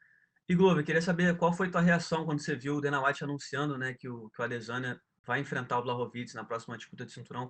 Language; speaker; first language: Portuguese; native; Portuguese